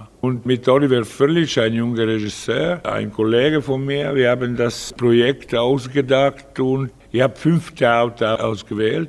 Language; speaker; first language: German; non-native, fluent; Italian